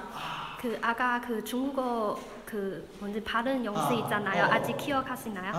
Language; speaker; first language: Korean; non-native, learner; Chinese